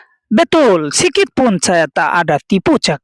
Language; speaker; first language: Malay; non-native, fluent; Bangla